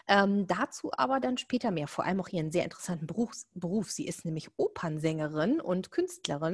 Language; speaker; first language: German; native; German